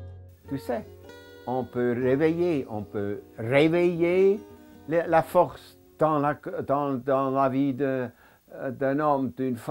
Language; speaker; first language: French; non-native, local second language; German